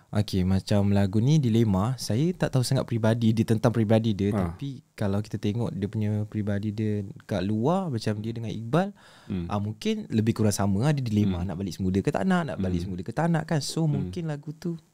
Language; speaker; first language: Malay; native; Malay